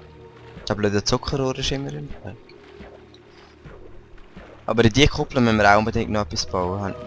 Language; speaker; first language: German; native; German